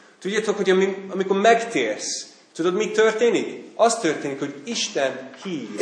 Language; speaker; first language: Hungarian; non-native, fluent; English